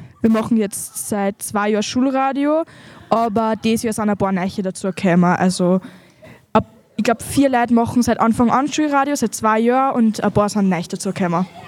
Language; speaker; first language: German; native; German